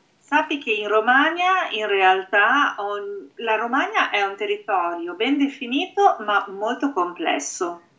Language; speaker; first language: Italian; native; Italian